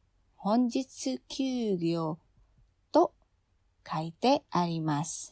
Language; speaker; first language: Japanese; non-native, fluent; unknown